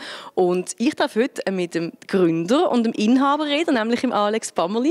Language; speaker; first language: German; native; German